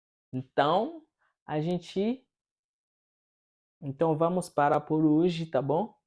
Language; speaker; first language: Portuguese; non-native, fluent; Haitian Creole